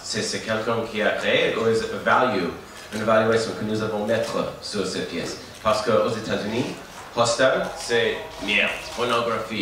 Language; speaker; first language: French; non-native, learner; English